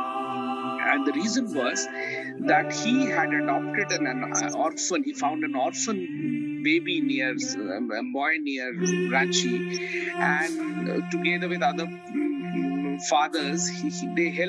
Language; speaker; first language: English; non-native, local second language; Bangla